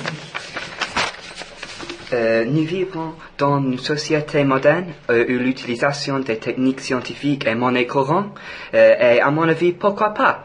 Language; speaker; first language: French; non-native, fluent; English